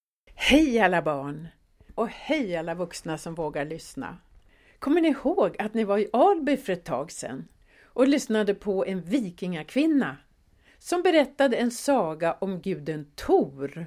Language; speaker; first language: Swedish; native; Swedish